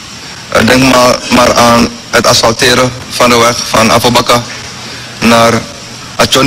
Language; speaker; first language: Dutch; non-native, local second language; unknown